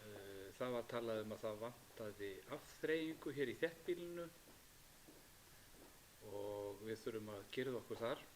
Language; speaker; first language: Icelandic; native; Icelandic